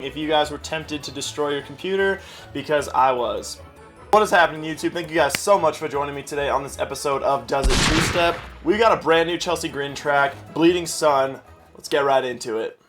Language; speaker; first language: English; native; English